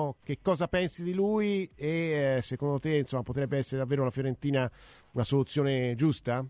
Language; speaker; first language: Italian; native; Italian